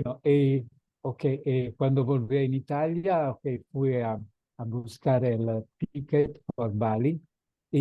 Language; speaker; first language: Spanish; non-native, fluent; Italian